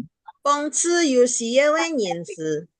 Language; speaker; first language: Chinese; non-native, local second language; Hakka Chinese